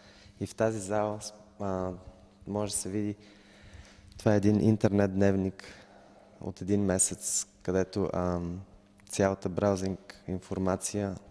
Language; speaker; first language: Bulgarian; native; Bulgarian